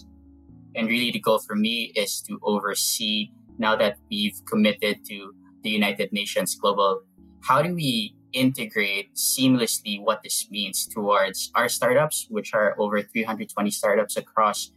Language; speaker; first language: English; non-native, local second language; Filipino